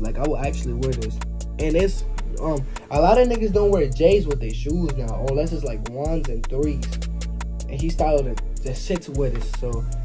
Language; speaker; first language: English; early bilingual, other home language; Spanish